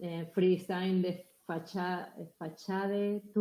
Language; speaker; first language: English; non-native, learner; Spanish